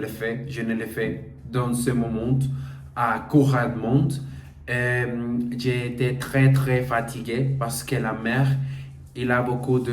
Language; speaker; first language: French; non-native, learner; Portuguese